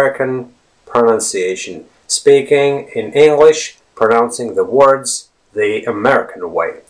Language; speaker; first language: English; non-native, fluent; Latvian